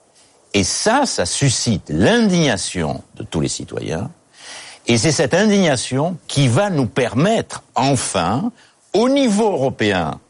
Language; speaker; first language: French; native; French